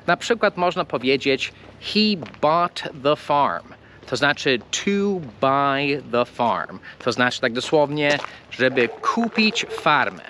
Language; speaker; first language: Polish; non-native, fluent; English